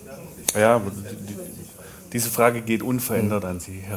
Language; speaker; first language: German; native; German